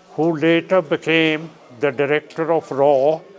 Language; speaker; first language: English; non-native, local second language; Punjabi